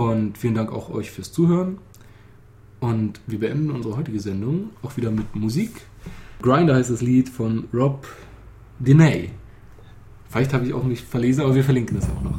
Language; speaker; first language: German; native; German